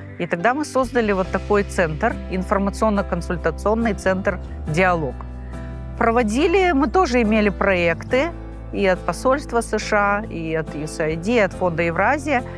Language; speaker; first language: Russian; non-native, local second language; Gagauz